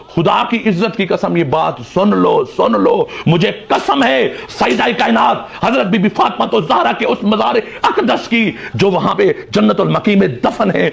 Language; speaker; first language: Urdu; non-native, local second language; Saraiki